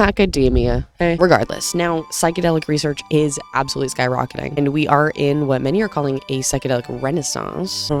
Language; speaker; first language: English; native; English